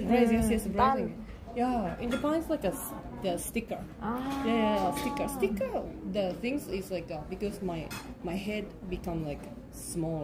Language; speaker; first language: English; non-native, learner; Japanese